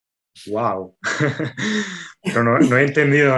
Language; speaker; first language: Spanish; non-native, fluent; Italian